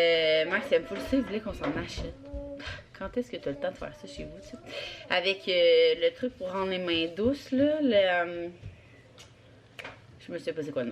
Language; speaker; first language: French; native; French